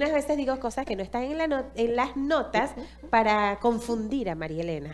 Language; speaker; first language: Spanish; non-native, fluent; English